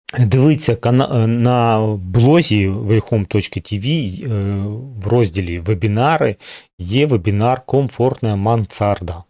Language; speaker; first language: Ukrainian; non-native, local second language; Russian